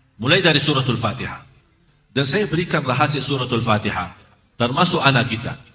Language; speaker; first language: Indonesian; non-native, fluent; Arabic